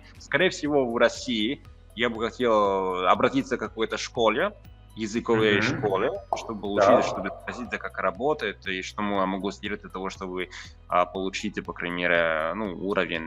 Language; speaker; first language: Russian; non-native, fluent; Italian